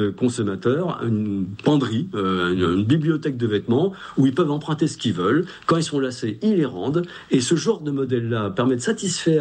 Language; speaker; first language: French; native; French